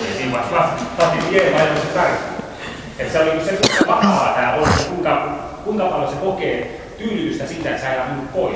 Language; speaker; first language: Finnish; native; Finnish